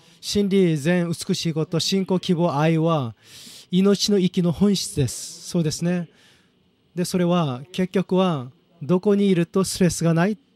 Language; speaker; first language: Japanese; non-native, fluent; Korean